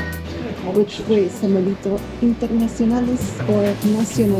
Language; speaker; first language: Spanish; non-native, fluent; English